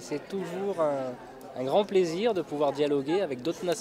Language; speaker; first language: French; native; French